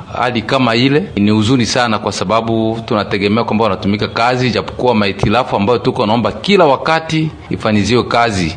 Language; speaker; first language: Swahili; native; Swahili